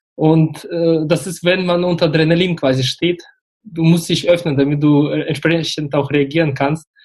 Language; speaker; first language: German; early bilingual, other home language; Russian